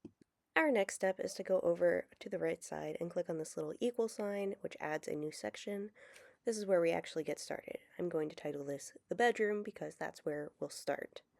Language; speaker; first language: English; native; English